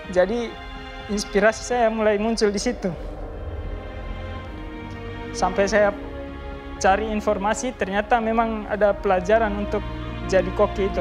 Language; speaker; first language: Indonesian; non-native, local second language; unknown